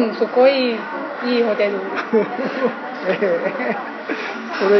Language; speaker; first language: Japanese; non-native, learner; Thai